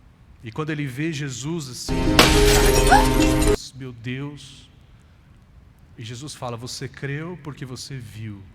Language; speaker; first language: Portuguese; native; Portuguese